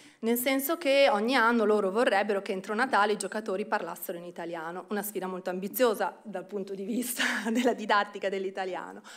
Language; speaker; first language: Italian; native; Italian